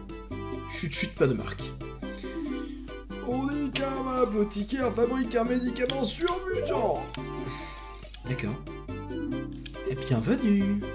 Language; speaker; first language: French; native; French